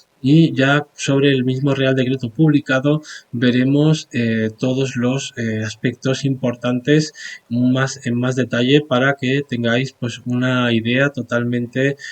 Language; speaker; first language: Spanish; native; Spanish